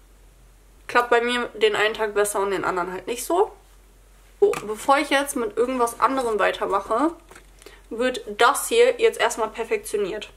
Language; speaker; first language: German; native; German